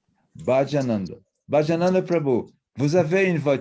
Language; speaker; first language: French; non-native, learner; Portuguese